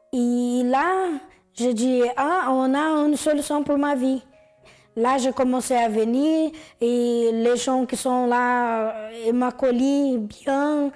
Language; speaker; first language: French; non-native, learner; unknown